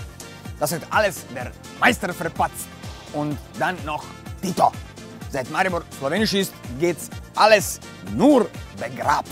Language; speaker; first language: German; non-native, learner; Slovenian